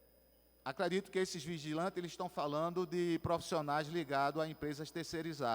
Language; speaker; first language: Portuguese; native; Portuguese